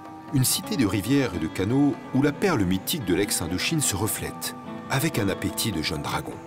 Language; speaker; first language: French; native; French